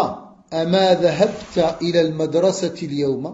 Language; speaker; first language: Arabic; non-native, fluent; French